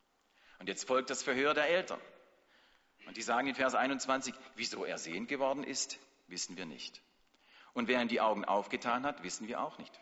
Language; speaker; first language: German; native; German